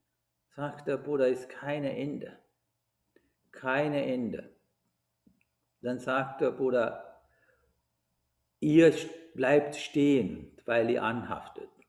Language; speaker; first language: German; non-native, fluent; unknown